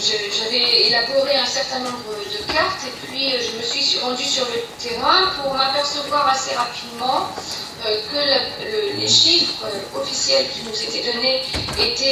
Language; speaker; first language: French; native; French